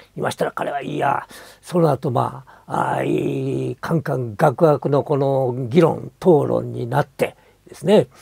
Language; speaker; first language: Japanese; native; Japanese